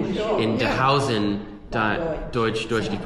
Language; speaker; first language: German; non-native, learner; English